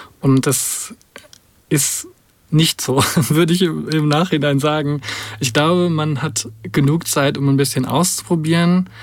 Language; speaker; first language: German; native; German